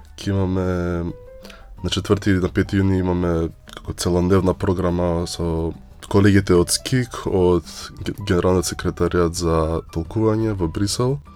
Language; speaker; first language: Macedonian; native; Macedonian